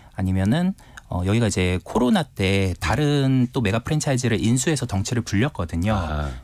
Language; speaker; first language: Korean; native; Korean